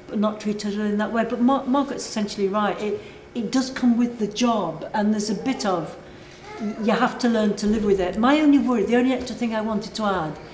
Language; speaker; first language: English; native; English